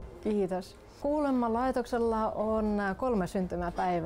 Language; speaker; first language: Finnish; non-native, local second language; Russian